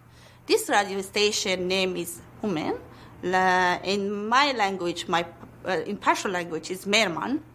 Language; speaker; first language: English; non-native, learner; Pashto